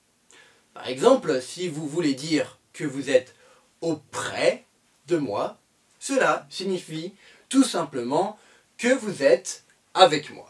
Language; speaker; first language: French; native; French